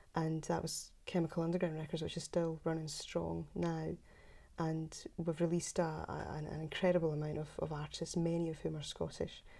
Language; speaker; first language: English; native; English